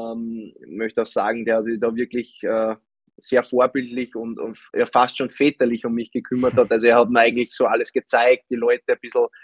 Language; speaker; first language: German; native; German